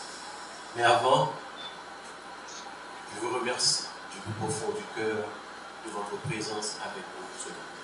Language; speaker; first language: French; non-native, local second language; Haitian Creole